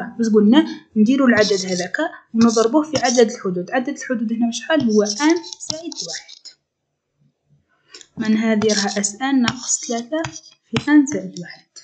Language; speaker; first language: Arabic; native; Arabic